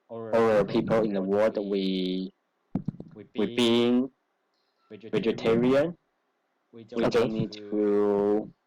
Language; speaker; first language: English; non-native, learner; Chinese